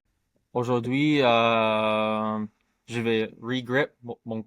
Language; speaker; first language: French; non-native, learner; English